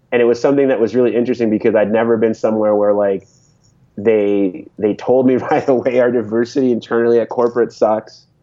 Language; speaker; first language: English; native; English